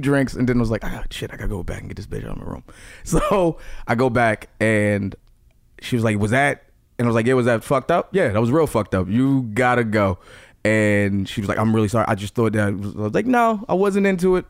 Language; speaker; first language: English; native; English